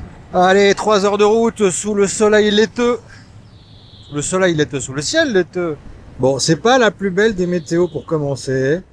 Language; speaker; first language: French; native; French